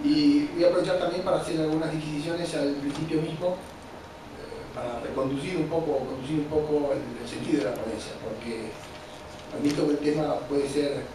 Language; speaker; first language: Spanish; native; Spanish